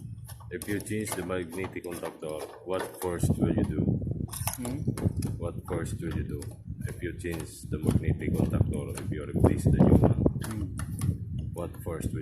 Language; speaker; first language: English; non-native, local second language; Filipino